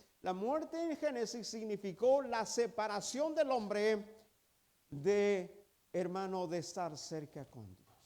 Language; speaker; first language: Spanish; native; Spanish